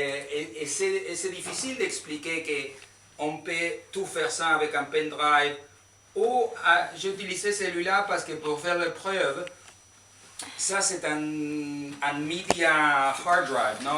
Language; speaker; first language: French; non-native, learner; Spanish